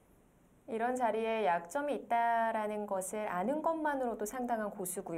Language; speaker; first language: Korean; native; Korean